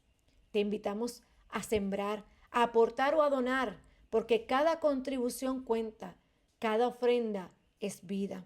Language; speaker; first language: Spanish; native; Spanish